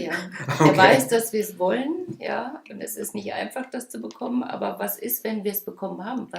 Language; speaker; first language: German; native; German